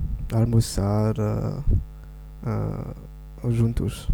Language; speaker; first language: Portuguese; non-native, learner; Morisyen